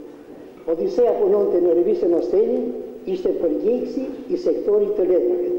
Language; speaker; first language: Albanian; native; Albanian